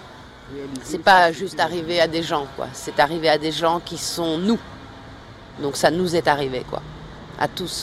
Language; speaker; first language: French; native; French